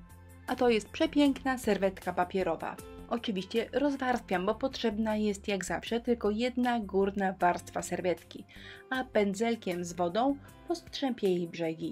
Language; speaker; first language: Polish; native; Polish